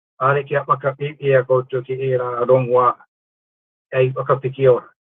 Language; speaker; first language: Māori; non-native, local second language; English